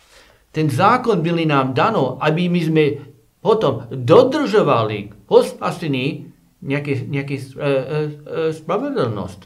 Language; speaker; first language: Czech; non-native, learner; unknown